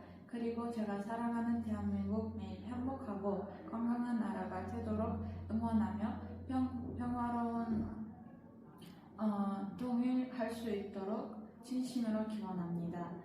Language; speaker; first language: Korean; non-native, learner; Uzbek